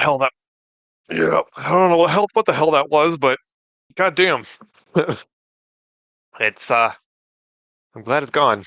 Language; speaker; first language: English; native; English